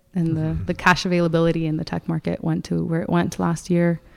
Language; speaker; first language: English; non-native, fluent; Spanish